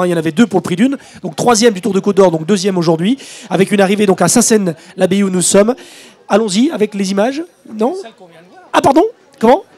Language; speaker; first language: French; native; French